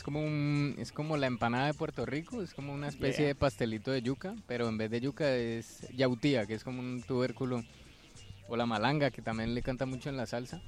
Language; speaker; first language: Spanish; native; Spanish